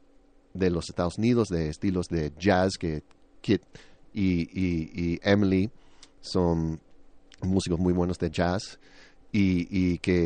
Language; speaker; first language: Spanish; early bilingual, other home language; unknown